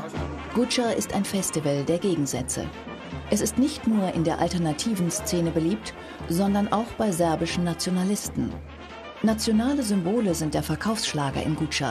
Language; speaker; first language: German; native; German